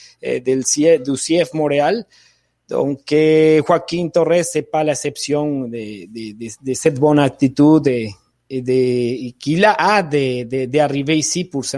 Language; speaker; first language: French; non-native, fluent; Spanish